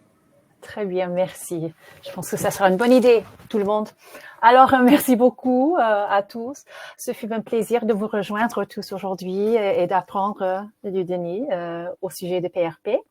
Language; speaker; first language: French; non-native, fluent; English